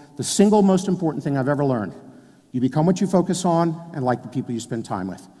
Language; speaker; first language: English; native; English